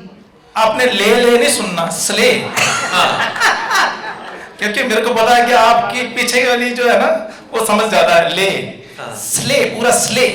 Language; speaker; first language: Hindi; native; Hindi